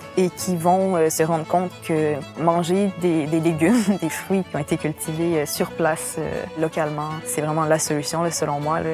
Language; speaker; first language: French; native; French